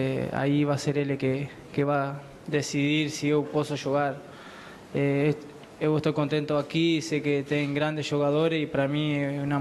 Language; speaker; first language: Portuguese; non-native, learner; Spanish